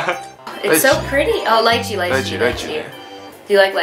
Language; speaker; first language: English; early bilingual, other home language; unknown